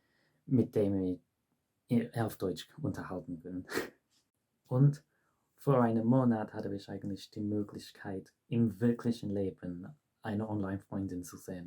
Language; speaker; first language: German; non-native, fluent; English